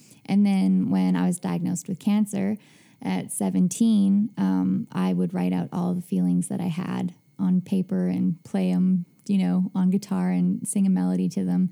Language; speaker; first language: English; native; English